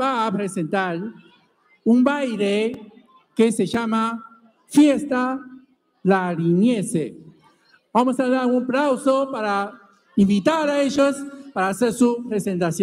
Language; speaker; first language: Spanish; non-native, fluent; Chinese